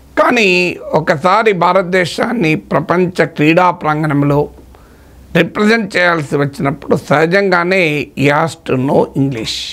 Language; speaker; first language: Telugu; native; Telugu